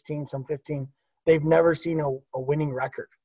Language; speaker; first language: English; native; English